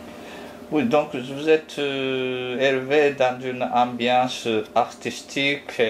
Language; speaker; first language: French; non-native, fluent; Japanese